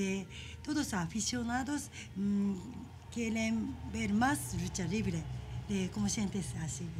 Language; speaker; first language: Spanish; non-native, learner; Japanese